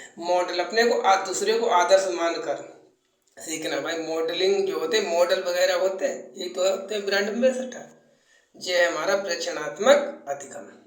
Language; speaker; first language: Hindi; native; Hindi